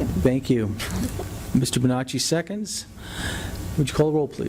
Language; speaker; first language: English; native; English